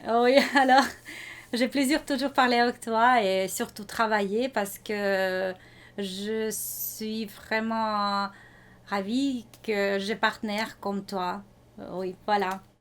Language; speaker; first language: French; non-native, fluent; Russian